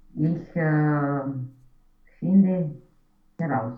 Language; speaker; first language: German; non-native, learner; Romanian